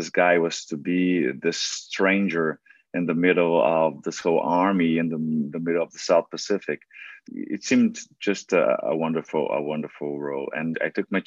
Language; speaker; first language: English; non-native, fluent; Portuguese